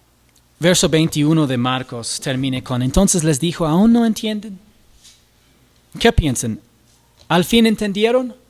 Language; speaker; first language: Spanish; non-native, fluent; English